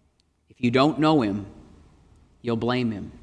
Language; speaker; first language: English; native; English